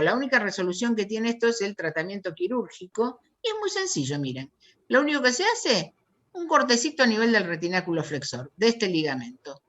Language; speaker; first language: Spanish; native; Spanish